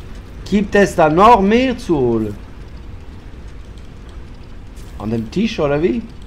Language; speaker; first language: German; non-native, fluent; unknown